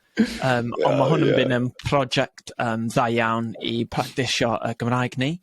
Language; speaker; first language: Welsh; non-native, learner; English